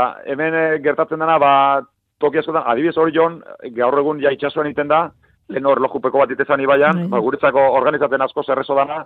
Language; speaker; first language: Basque; native; Basque